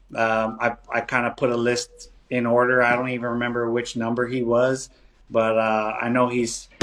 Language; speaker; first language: English; native; English